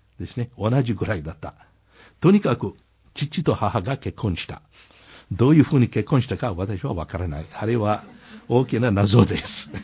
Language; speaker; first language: Japanese; non-native, fluent; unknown